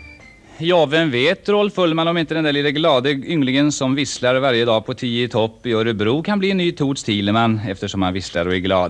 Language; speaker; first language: Swedish; native; Swedish